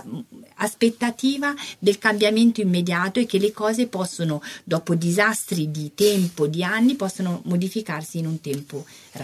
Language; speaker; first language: Italian; native; Italian